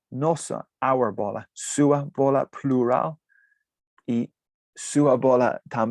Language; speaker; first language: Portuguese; non-native, learner; English